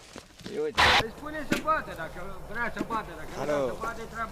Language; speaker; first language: Romanian; native; Romanian